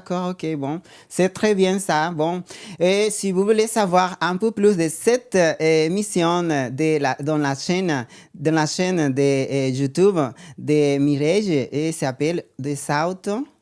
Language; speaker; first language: French; non-native, learner; Spanish